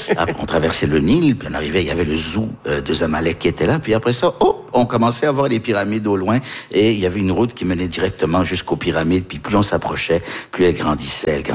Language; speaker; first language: French; early bilingual, heritage; French